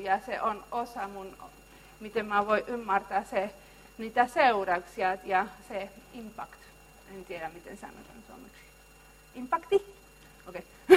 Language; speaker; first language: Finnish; non-native, learner; Spanish